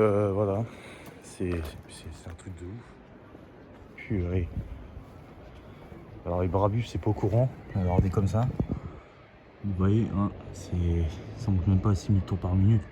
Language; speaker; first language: French; native; French